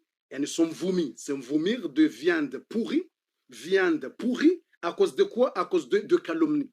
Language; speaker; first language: French; non-native, learner; Comorian